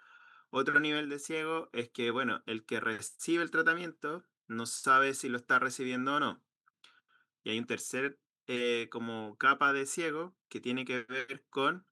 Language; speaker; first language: Spanish; native; Spanish